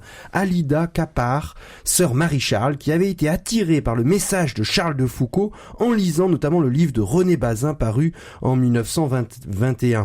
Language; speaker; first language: French; native; French